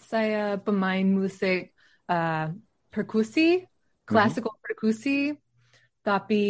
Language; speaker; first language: Indonesian; non-native, learner; English